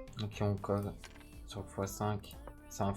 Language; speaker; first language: French; native; French